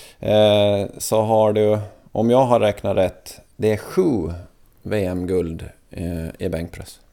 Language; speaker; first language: Swedish; native; Swedish